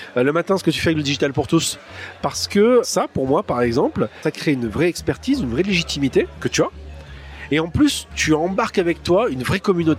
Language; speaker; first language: French; native; French